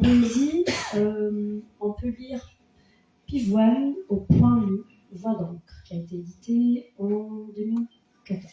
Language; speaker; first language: French; non-native, local second language; Arabic